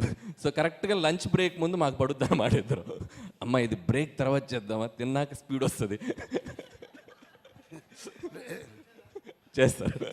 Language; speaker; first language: Telugu; native; Telugu